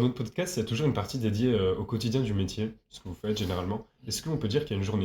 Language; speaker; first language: French; native; French